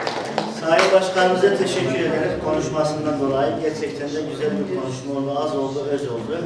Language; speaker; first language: Turkish; native; Turkish